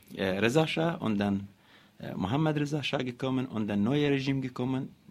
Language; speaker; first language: German; non-native, learner; Arabic